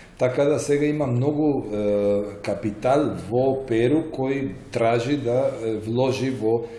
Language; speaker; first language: Macedonian; native; Macedonian